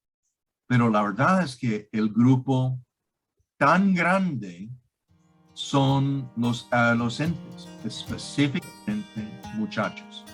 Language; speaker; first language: Spanish; non-native, fluent; English